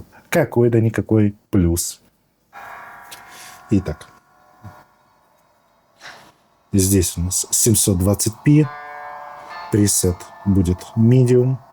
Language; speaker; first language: Russian; native; Russian